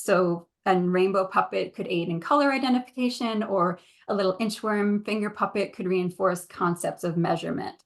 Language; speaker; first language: English; native; English